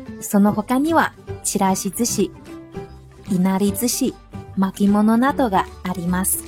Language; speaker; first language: Japanese; non-native, fluent; Chinese